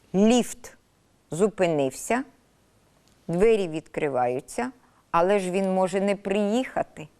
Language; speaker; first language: Ukrainian; native; Ukrainian